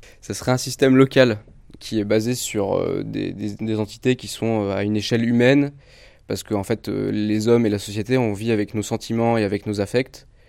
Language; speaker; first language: French; native; French